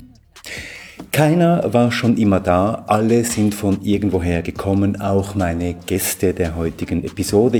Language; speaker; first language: German; native; German